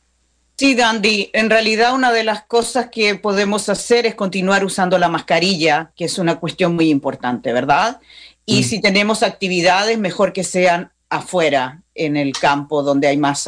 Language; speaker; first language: Spanish; native; Spanish